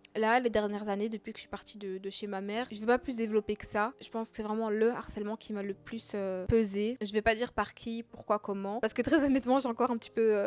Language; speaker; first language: French; early bilingual, other home language; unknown